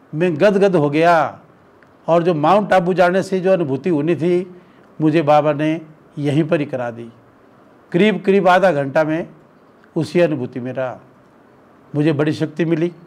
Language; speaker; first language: Hindi; native; Hindi